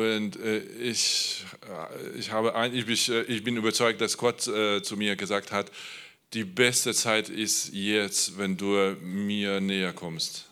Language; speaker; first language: German; non-native, learner; Polish